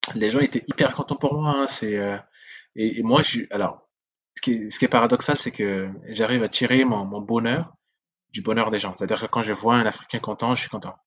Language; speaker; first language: French; non-native, local second language; Sango